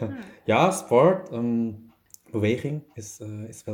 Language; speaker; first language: Dutch; non-native, learner; German